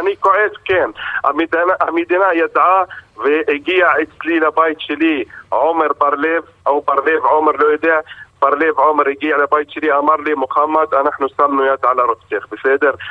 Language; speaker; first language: Hebrew; non-native, local second language; Arabic